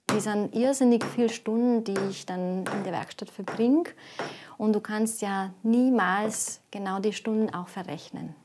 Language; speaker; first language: German; non-native, fluent; Latvian